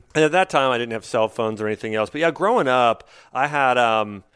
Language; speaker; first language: English; native; English